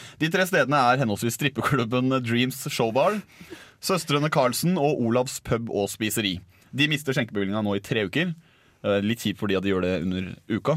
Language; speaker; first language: Norwegian; native; Norwegian